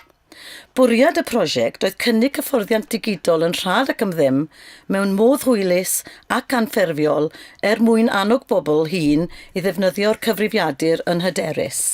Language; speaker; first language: Welsh; native; Welsh